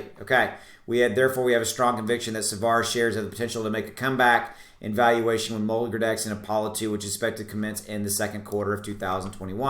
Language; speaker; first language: English; native; English